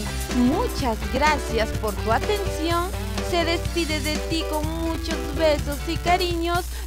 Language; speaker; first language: Spanish; native; Spanish